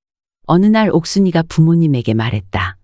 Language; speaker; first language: Korean; native; Korean